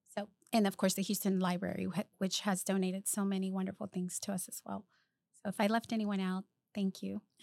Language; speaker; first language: English; early bilingual, other home language; Spanish